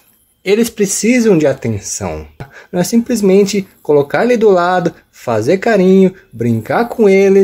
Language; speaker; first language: Portuguese; native; Portuguese